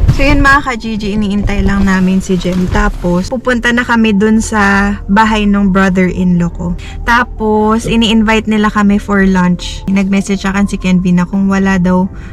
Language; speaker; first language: Filipino; native; Filipino